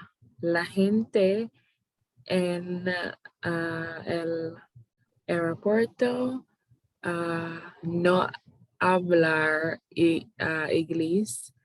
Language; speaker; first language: Spanish; non-native, learner; English